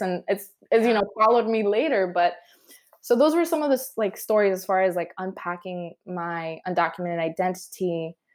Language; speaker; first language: English; early bilingual, other home language; Spanish